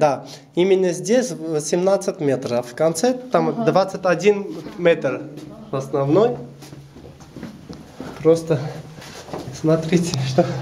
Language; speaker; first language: Russian; non-native, local second language; Armenian